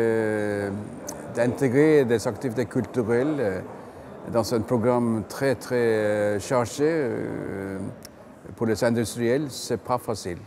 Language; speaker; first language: French; non-native, fluent; Norwegian